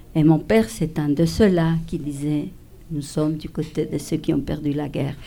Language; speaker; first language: French; non-native, fluent; Spanish